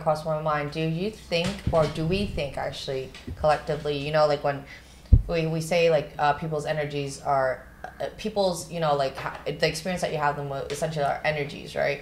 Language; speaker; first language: English; non-native, local second language; Cantonese